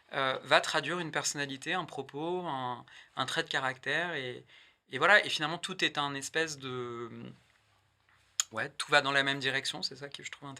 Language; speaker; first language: French; native; French